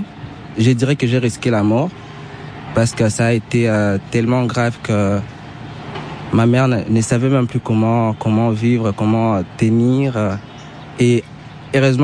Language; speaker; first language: French; non-native, local second language; Swahili